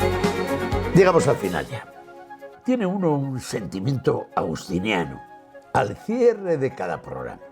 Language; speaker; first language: Spanish; native; Spanish